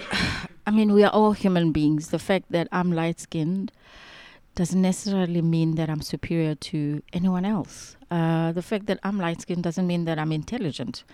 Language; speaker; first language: English; non-native, local second language; Xhosa